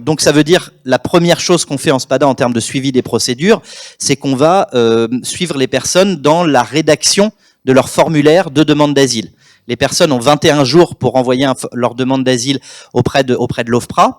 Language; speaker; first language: French; native; French